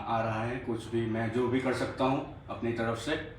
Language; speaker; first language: Hindi; non-native, local second language; Assamese